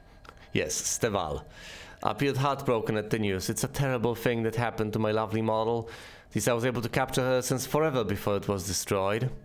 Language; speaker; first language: English; native; English